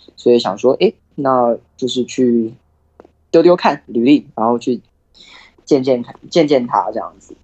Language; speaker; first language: Chinese; early bilingual, heritage; Chinese